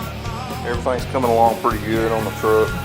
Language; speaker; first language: English; native; English